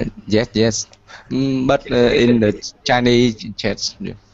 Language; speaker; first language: English; non-native, learner; Vietnamese